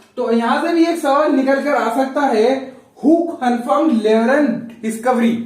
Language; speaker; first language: Hindi; native; Hindi